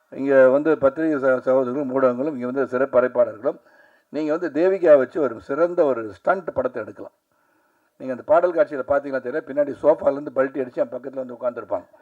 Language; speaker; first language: Tamil; native; Tamil